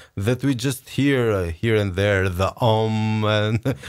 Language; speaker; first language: English; non-native, fluent; Albanian